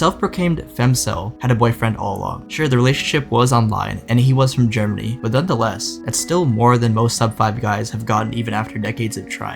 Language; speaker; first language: English; native; English